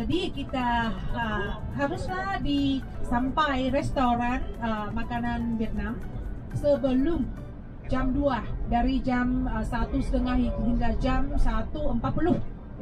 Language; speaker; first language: Indonesian; non-native, fluent; Vietnamese